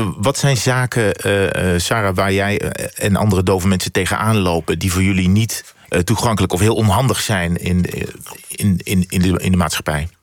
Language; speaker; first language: Dutch; native; Dutch